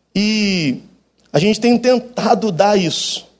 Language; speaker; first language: Portuguese; native; Portuguese